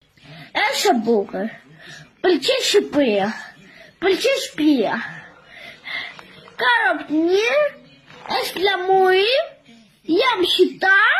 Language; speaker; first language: Albanian; early bilingual, heritage; Albanian